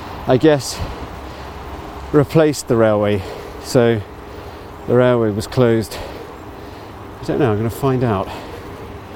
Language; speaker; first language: English; native; English